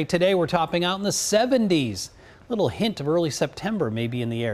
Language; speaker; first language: English; native; English